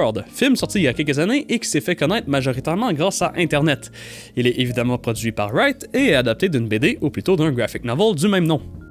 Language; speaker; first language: French; native; French